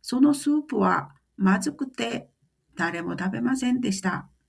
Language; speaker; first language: Japanese; non-native, fluent; Korean